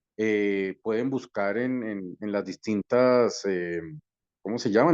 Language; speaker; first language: Spanish; native; Spanish